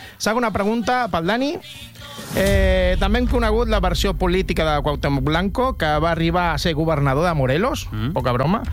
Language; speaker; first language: Catalan; native; Catalan